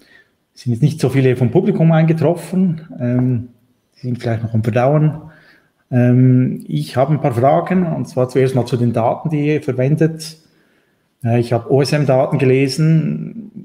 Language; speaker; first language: German; native; German